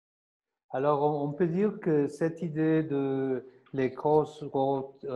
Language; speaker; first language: French; non-native, fluent; Spanish